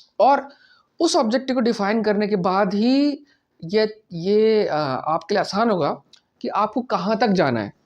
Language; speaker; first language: Hindi; native; Hindi